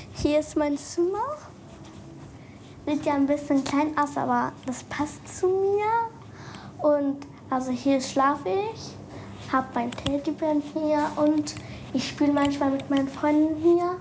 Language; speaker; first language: German; early bilingual, other home language; Kurdish